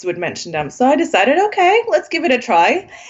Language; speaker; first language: English; non-native, fluent; Polish